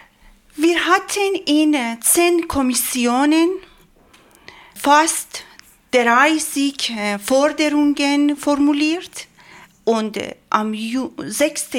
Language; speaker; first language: German; non-native, learner; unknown